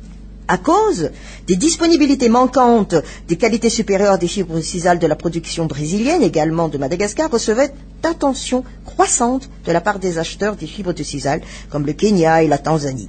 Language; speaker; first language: French; non-native, local second language; Malagasy